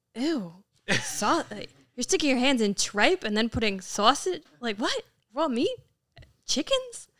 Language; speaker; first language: English; native; English